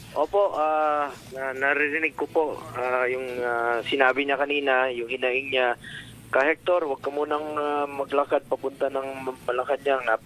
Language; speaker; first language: Filipino; non-native, local second language; Cebuano